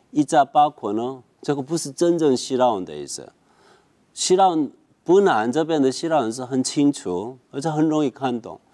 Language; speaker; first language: Chinese; non-native, fluent; Korean